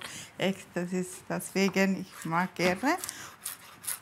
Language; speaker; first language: German; non-native, learner; Tamil